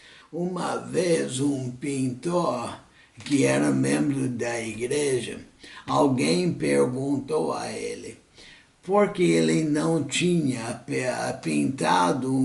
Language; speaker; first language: Portuguese; non-native, fluent; English